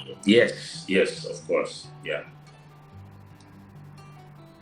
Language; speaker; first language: English; non-native, learner; Portuguese